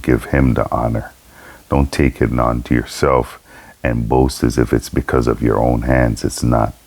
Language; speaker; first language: English; native; English